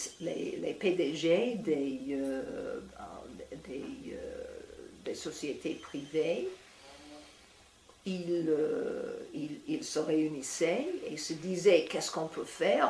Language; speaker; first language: French; non-native, fluent; English